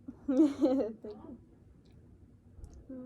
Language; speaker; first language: English; native; English